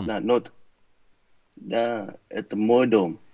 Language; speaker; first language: Russian; non-native, learner; Vietnamese